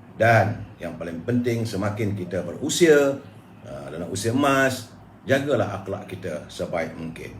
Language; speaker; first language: Malay; native; Malay